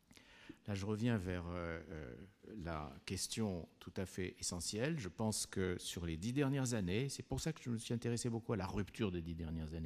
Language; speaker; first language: French; native; French